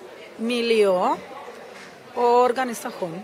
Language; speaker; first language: Swedish; non-native, fluent; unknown